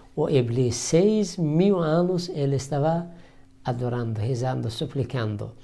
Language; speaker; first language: Portuguese; non-native, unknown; Persian